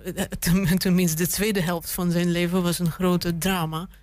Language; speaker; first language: Dutch; non-native, fluent; Russian